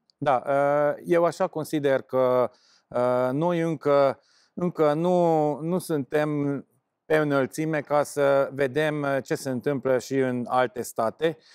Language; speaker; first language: Romanian; non-native, local second language; Hungarian